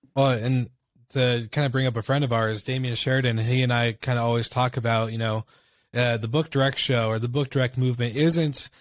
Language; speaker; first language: English; native; English